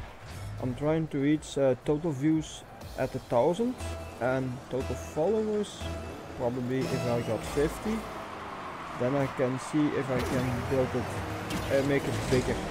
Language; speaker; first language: English; non-native, learner; Dutch